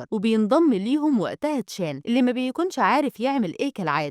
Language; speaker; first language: Arabic; native; Arabic